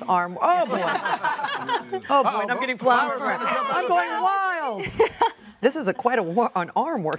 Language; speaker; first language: English; native; English